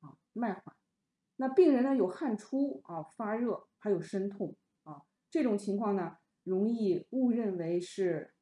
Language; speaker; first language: Chinese; native; Chinese